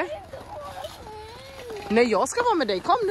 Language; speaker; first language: Swedish; native; Swedish